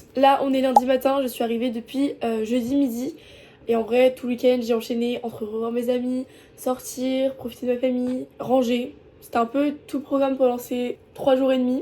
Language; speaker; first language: French; native; French